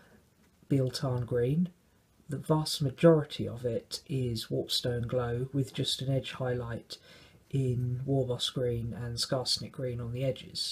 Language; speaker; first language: English; native; English